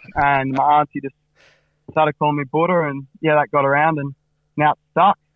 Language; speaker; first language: English; native; English